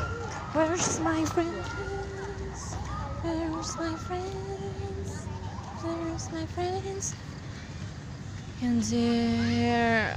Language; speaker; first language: English; non-native, learner; Indonesian